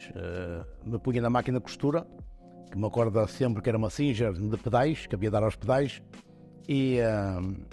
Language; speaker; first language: Portuguese; native; Portuguese